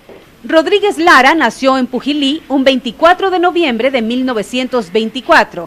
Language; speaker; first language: Spanish; native; Spanish